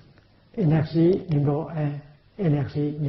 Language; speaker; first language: French; non-native, fluent; Vietnamese